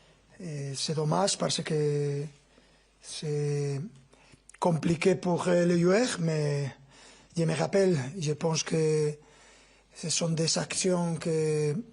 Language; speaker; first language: French; non-native, fluent; Spanish